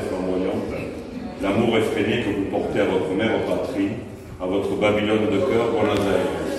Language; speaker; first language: French; native; French